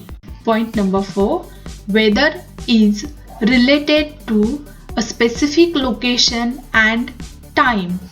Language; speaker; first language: English; non-native, local second language; Marathi